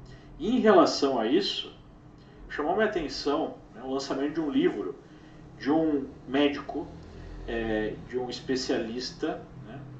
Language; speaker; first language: Portuguese; native; Portuguese